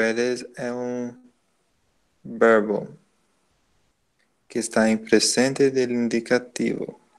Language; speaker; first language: Spanish; non-native, learner; Portuguese